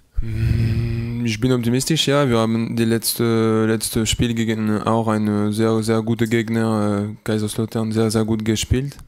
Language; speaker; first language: German; non-native, learner; French